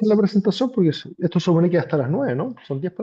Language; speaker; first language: Spanish; native; Spanish